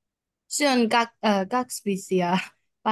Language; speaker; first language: Finnish; non-native, learner; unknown